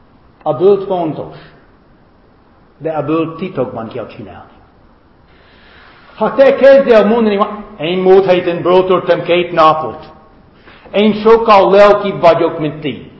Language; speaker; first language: Hungarian; non-native, fluent; English